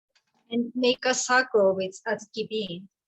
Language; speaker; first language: English; non-native, learner; Japanese